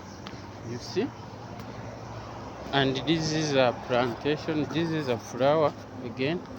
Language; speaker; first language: English; non-native, learner; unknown